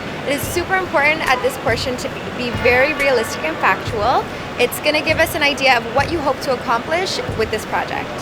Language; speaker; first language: English; native; English